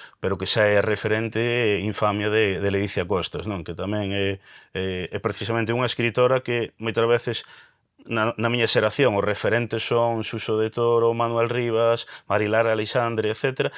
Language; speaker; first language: Galician; non-native, local second language; Spanish